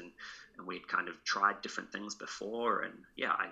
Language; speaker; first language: English; native; English